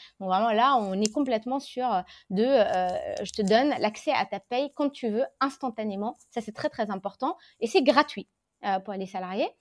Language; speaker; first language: French; non-native, local second language; Arabic